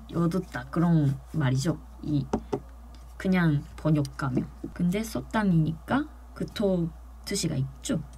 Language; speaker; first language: Korean; non-native, fluent; Japanese